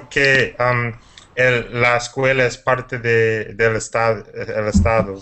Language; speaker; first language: Spanish; non-native, learner; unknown